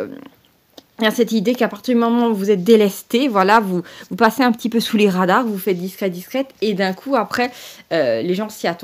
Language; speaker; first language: French; native; French